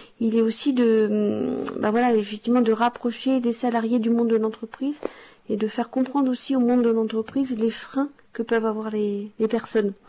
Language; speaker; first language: French; native; French